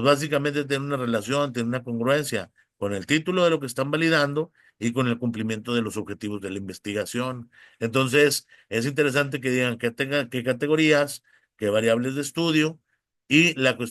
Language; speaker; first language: Spanish; native; Spanish